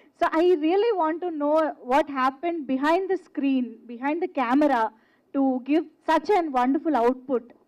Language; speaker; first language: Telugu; native; Telugu